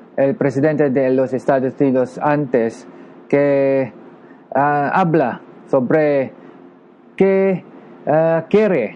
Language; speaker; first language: Spanish; non-native, learner; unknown